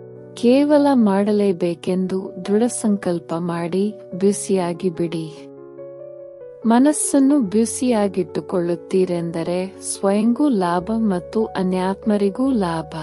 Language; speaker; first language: Kannada; native; Kannada